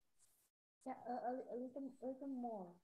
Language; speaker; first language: English; non-native, fluent; Indonesian